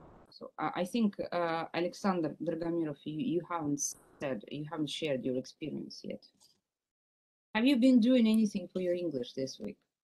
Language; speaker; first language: English; non-native, fluent; Russian